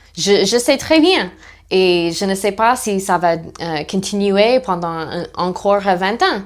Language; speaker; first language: French; non-native, fluent; English